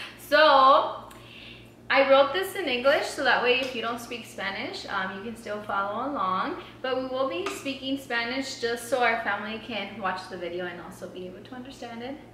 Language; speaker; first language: English; early bilingual, other home language; Spanish